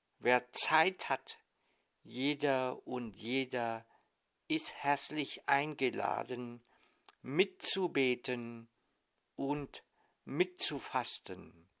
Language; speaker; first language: German; non-native, fluent; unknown